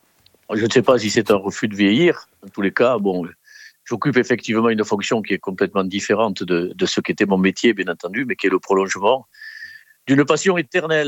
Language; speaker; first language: French; native; French